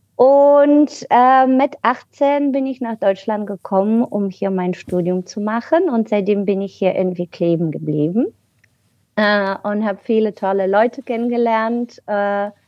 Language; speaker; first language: German; non-native, fluent; Bulgarian